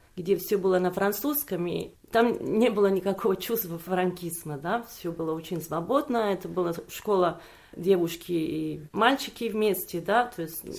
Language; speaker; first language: Russian; non-native, fluent; Catalan